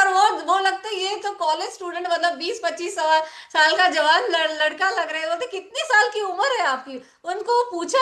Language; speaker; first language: Hindi; native; Hindi